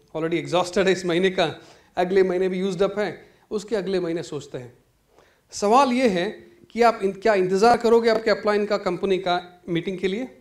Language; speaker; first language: Hindi; non-native, local second language; Malayalam